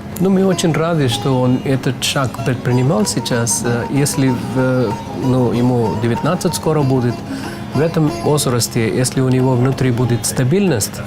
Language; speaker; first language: Russian; non-native, fluent; Tamil